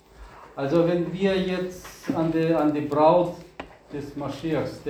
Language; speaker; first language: German; non-native, fluent; Russian